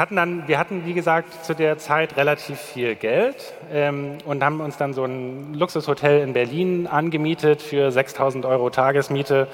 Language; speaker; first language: German; native; German